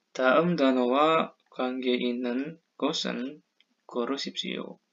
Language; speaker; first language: Korean; non-native, fluent; Indonesian